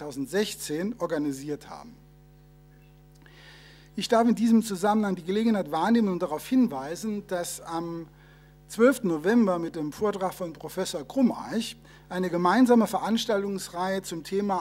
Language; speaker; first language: German; native; German